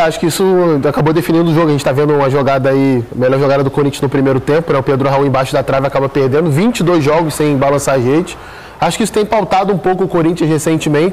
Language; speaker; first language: Portuguese; native; Portuguese